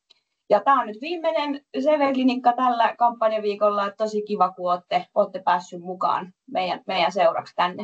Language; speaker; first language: Finnish; native; Finnish